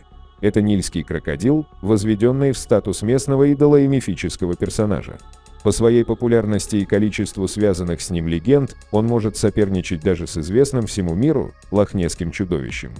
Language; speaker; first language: Russian; native; Russian